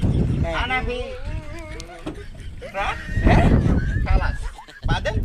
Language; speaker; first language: Arabic; non-native, learner; Bangla